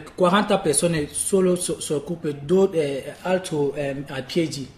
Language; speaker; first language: Italian; non-native, learner; French